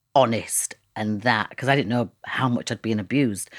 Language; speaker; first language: English; native; English